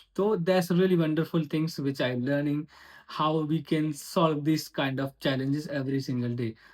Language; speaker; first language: Hindi; native; Hindi